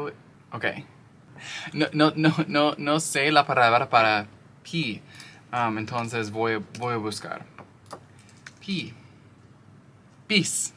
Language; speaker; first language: Spanish; non-native, learner; English